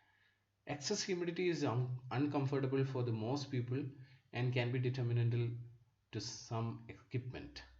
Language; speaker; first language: English; non-native, local second language; Malayalam